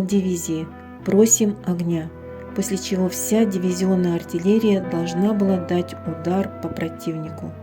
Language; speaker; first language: Russian; native; Russian